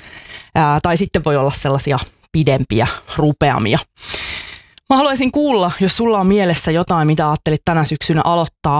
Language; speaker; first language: Finnish; native; Finnish